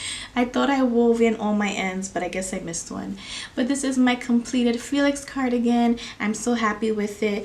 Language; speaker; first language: English; native; English